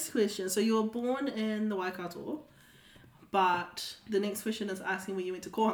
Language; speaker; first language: English; native; English